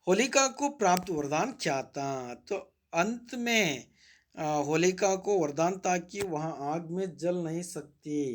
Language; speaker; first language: Hindi; non-native, local second language; Kannada